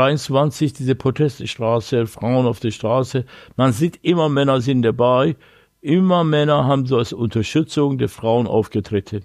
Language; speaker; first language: German; non-native, learner; Persian